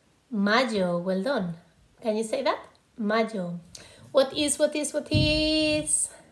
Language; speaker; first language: English; non-native, fluent; Spanish